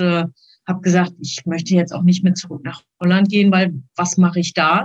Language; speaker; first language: German; native; German